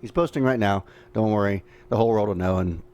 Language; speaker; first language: English; native; English